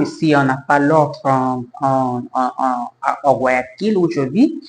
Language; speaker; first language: French; non-native, learner; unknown